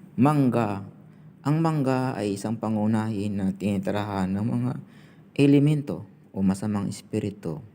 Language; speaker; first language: Filipino; non-native, local second language; Cebuano